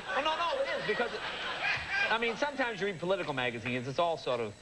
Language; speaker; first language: English; native; English